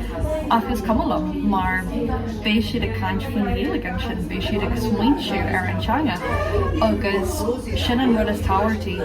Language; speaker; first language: Irish; non-native, local second language; English